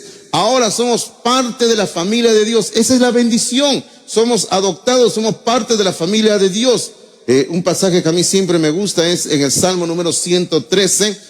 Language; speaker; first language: Spanish; native; Spanish